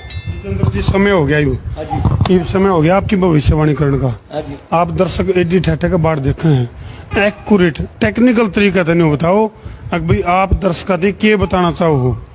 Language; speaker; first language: Hindi; native; Hindi